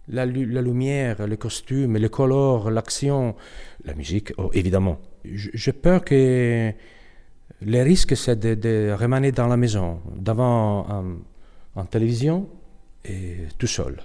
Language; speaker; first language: French; non-native, learner; Italian